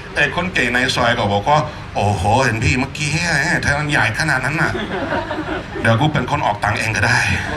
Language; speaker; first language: Thai; non-native, fluent; English